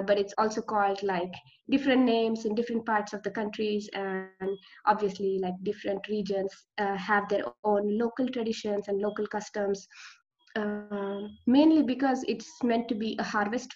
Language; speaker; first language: English; non-native, local second language; Marathi